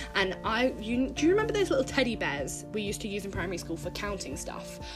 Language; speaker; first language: English; native; English